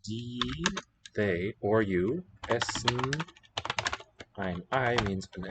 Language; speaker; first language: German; non-native, learner; English